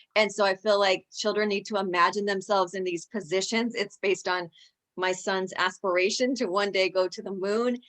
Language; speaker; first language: English; early bilingual, other home language; Spanish